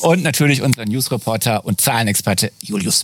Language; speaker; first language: German; native; German